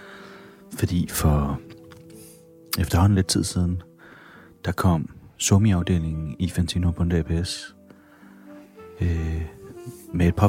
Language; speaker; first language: Danish; native; Danish